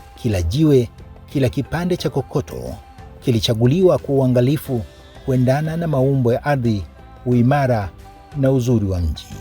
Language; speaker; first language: Swahili; native; Swahili